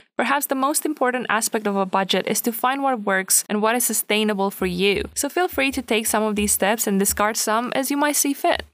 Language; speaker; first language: English; non-native, fluent; Romanian